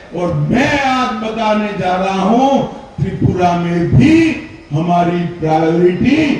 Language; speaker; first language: Hindi; non-native, local second language; Gujarati